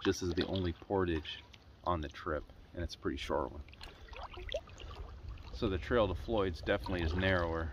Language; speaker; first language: English; native; English